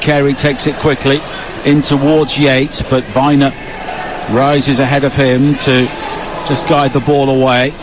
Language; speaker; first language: English; native; English